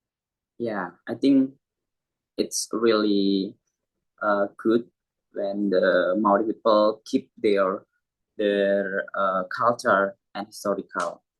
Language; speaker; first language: English; non-native, learner; Indonesian